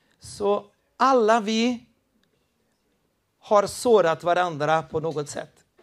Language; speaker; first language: Swedish; non-native, fluent; Spanish